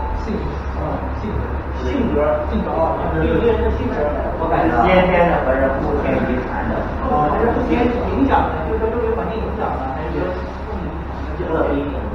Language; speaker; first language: Chinese; native; Chinese